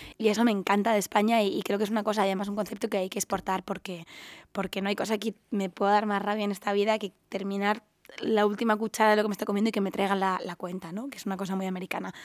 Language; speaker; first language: Spanish; native; Spanish